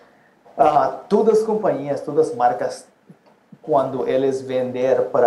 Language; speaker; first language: Portuguese; non-native, fluent; Spanish